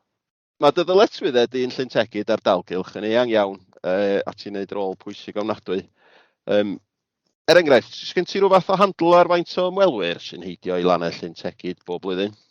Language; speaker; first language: Welsh; native; Welsh